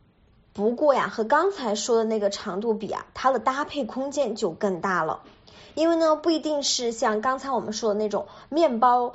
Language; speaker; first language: Chinese; native; Chinese